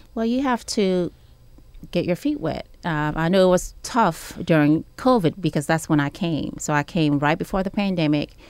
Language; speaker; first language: English; early bilingual, other home language; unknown